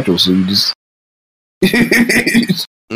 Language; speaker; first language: English; native; English